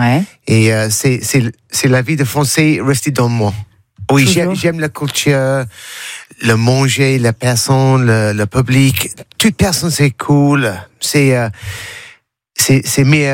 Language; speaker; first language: French; non-native, learner; English